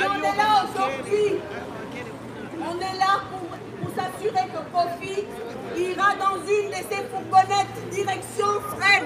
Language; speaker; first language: French; non-native, local second language; Lingala